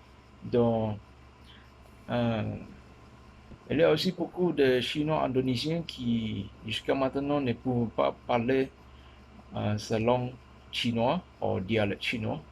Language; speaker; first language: French; non-native, learner; Min Nan Chinese